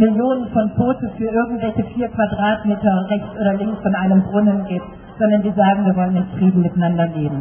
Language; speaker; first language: German; native; German